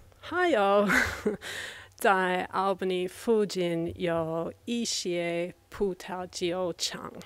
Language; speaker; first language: Chinese; non-native, learner; English